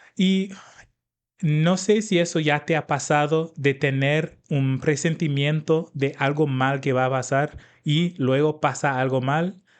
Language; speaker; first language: Spanish; non-native, fluent; English